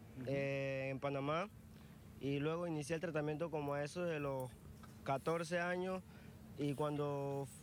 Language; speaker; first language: Spanish; native; Spanish